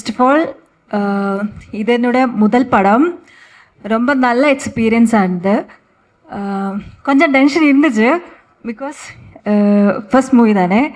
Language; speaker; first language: Tamil; non-native, learner; Malayalam